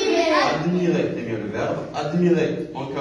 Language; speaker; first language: French; non-native, local second language; Arabic